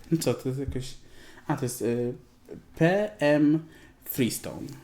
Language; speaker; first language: Polish; native; Polish